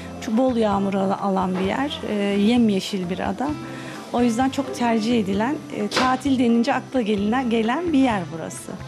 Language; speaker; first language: Turkish; native; Turkish